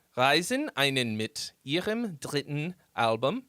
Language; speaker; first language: German; non-native, learner; English